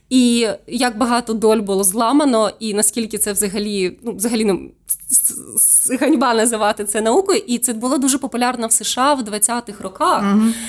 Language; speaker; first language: Ukrainian; native; Ukrainian